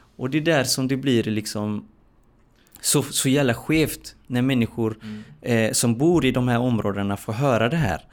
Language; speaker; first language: Swedish; native; Swedish